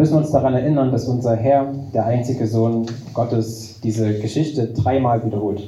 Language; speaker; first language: German; native; German